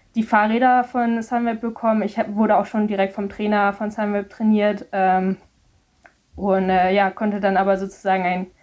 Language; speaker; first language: German; native; German